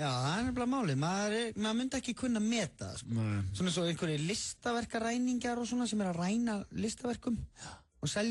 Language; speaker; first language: Icelandic; native; Icelandic